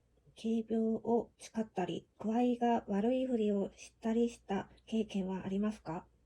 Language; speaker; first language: Japanese; non-native, learner; Korean